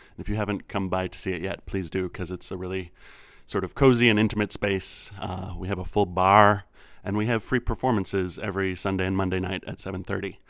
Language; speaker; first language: English; native; English